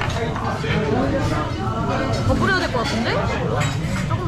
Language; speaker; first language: Korean; non-native, fluent; Cantonese